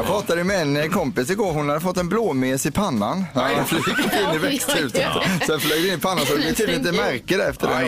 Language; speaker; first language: Swedish; native; Swedish